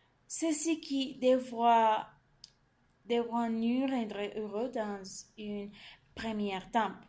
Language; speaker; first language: French; non-native, learner; Spanish